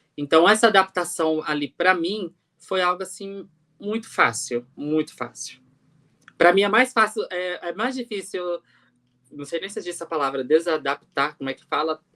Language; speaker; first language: Portuguese; native; Portuguese